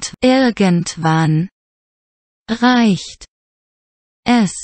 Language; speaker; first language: German; non-native, learner; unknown